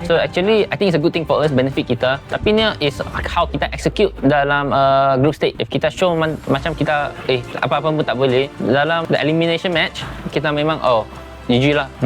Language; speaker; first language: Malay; non-native, local second language; Chinese